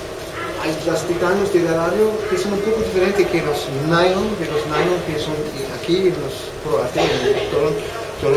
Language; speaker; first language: Spanish; non-native, fluent; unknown